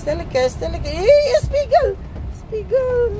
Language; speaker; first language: Dutch; non-native, learner; Cebuano